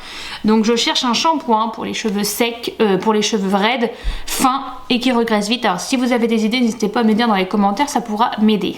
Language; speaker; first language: French; native; French